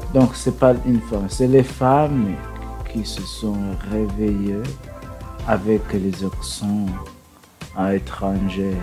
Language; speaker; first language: French; non-native, learner; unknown